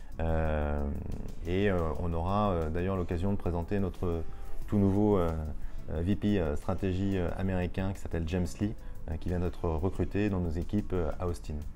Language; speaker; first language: French; native; French